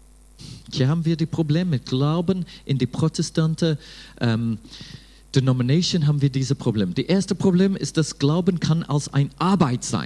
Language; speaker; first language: German; non-native, fluent; English